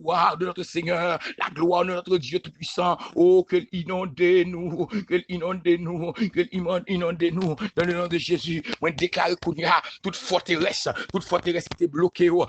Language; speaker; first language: French; non-native, local second language; Haitian Creole